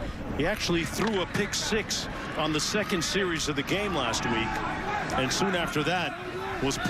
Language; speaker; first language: English; native; English